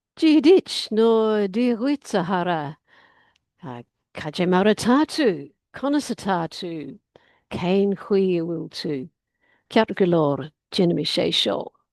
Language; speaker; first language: Irish; non-native, learner; English